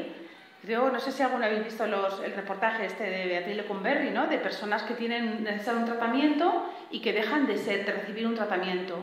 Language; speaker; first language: Spanish; native; Spanish